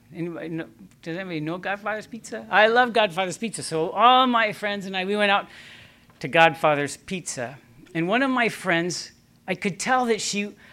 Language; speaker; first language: English; native; English